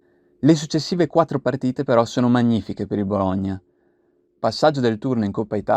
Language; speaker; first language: Italian; native; Italian